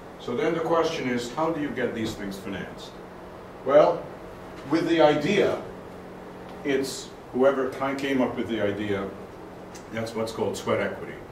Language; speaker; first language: English; non-native, fluent; Hungarian